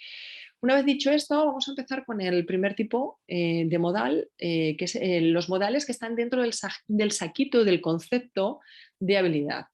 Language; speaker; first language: Spanish; native; Spanish